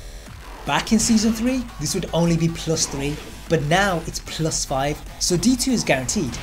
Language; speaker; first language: English; native; English